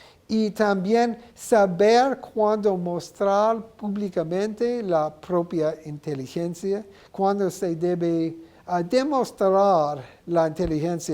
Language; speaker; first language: Spanish; non-native, learner; English